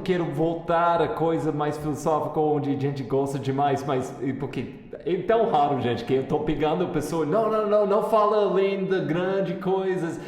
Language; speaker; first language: Portuguese; non-native, fluent; English